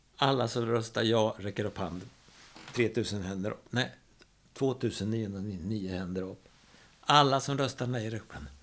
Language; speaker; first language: Swedish; native; Swedish